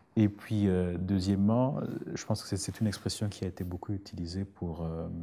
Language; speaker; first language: French; non-native, local second language; Rundi